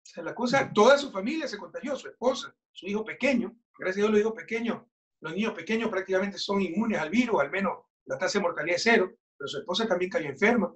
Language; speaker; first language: Spanish; native; Spanish